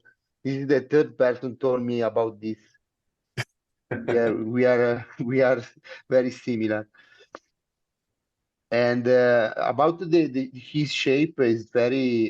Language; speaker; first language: English; non-native, learner; Italian